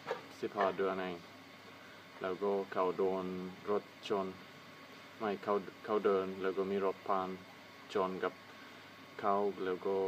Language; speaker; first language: Thai; non-native, learner; English